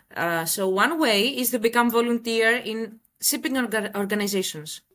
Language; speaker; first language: English; non-native, fluent; Greek